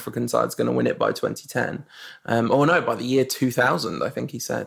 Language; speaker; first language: English; native; English